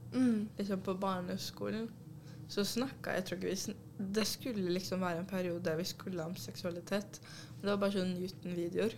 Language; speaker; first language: Norwegian; early bilingual, other home language; Urdu